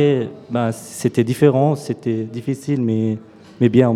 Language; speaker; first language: French; non-native, fluent; Arabic